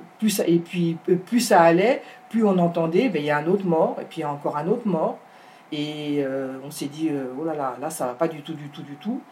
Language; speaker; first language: French; native; French